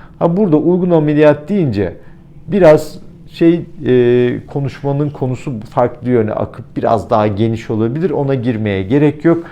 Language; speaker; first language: Turkish; native; Turkish